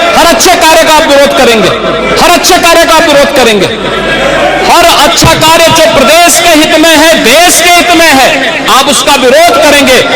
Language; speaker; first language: Hindi; native; Hindi